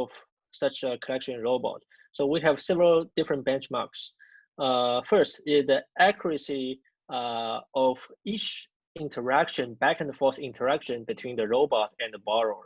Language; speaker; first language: English; non-native, fluent; Chinese